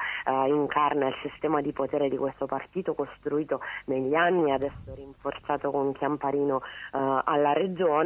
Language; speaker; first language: Italian; native; Italian